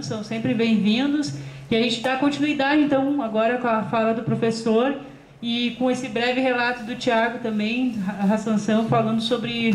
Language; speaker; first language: Portuguese; native; Portuguese